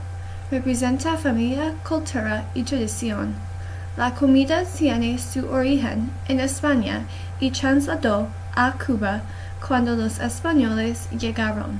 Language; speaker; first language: Spanish; non-native, learner; English